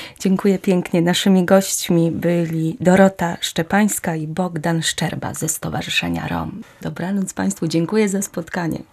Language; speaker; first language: Polish; native; Polish